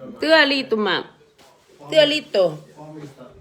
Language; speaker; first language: Finnish; non-native, learner; Thai